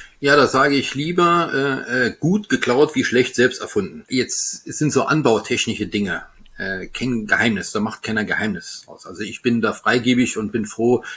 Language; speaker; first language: German; non-native, local second language; French